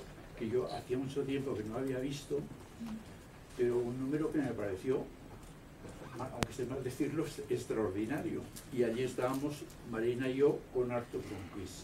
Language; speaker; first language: Spanish; native; Spanish